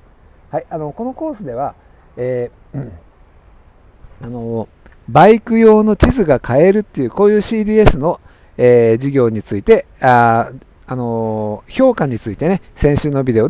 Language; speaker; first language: Japanese; native; Japanese